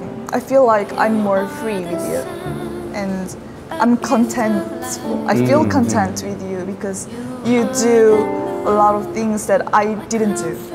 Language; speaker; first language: English; non-native, learner; Korean